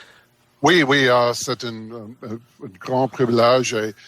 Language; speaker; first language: French; non-native, learner; English